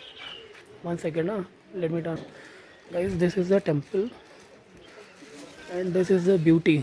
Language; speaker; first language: English; non-native, local second language; Hindi